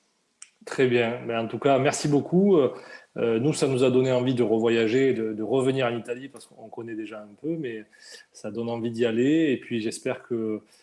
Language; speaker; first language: French; native; French